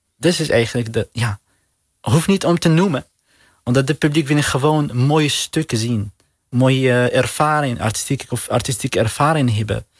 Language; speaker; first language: Dutch; non-native, learner; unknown